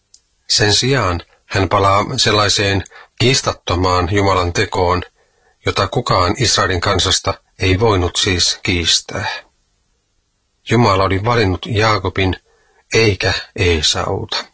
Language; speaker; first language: Finnish; native; Finnish